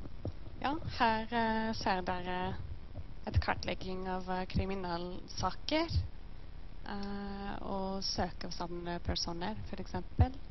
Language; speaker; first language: Norwegian; non-native, learner; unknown